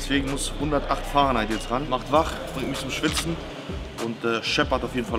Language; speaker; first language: German; native; German